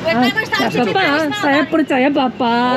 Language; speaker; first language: Indonesian; non-native, learner; Korean